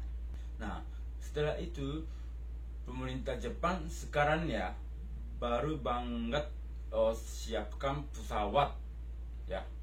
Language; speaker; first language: Indonesian; non-native, fluent; Japanese